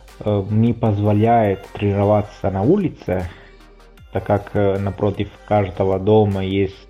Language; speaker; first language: Russian; non-native, fluent; Italian